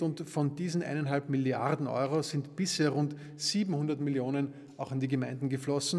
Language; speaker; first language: German; native; German